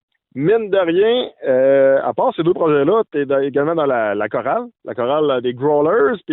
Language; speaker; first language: French; native; French